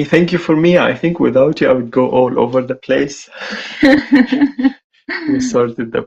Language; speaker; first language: English; non-native, fluent; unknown